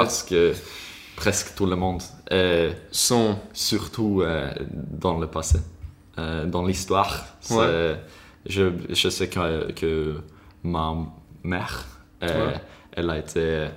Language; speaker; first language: French; non-native, learner; Swedish